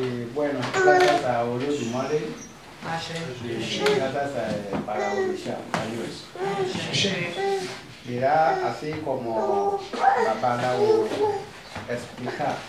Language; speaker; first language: Spanish; non-native, learner; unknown